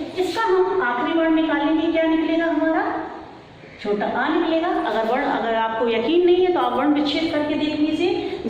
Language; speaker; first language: Hindi; native; Hindi